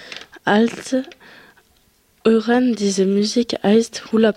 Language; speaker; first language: German; non-native, learner; French